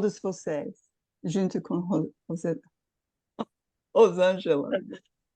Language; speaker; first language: Portuguese; non-native, fluent; English